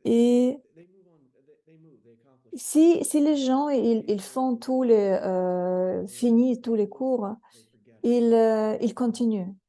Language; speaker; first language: French; non-native, fluent; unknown